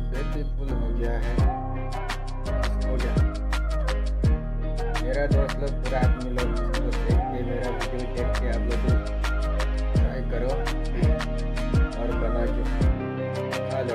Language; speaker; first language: Hindi; non-native, local second language; Bodo